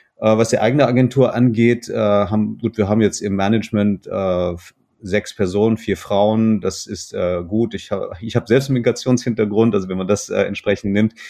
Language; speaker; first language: German; non-native, fluent; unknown